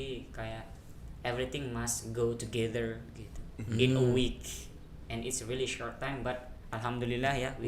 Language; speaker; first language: English; non-native, fluent; Indonesian